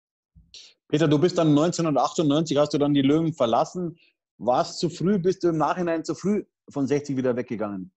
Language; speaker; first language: German; native; German